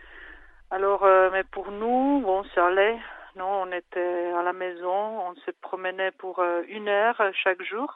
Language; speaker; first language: French; non-native, fluent; Czech